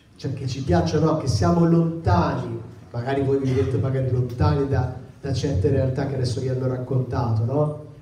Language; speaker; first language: Italian; native; Italian